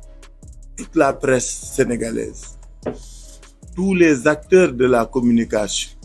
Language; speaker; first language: French; non-native, local second language; Wolof